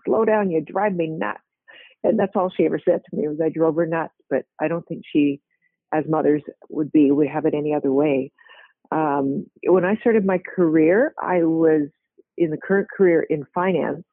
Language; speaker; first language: English; native; English